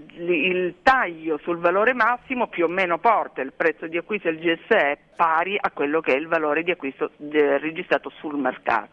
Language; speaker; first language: Italian; native; Italian